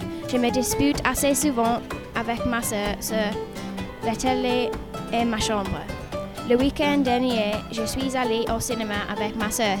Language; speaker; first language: French; non-native, learner; English